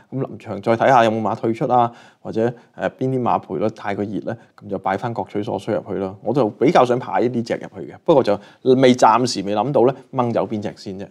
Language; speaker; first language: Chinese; non-native, local second language; Cantonese